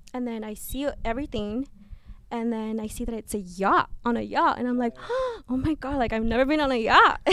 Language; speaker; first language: English; early bilingual, other home language; Spanish